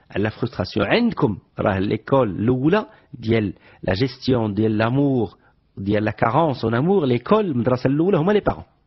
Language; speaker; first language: French; non-native, local second language; Arabic